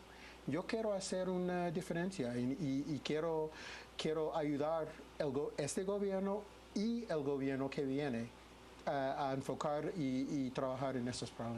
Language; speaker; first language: Spanish; non-native, fluent; English